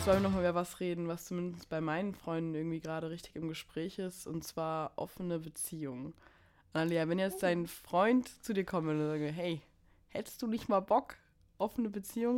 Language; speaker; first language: German; native; German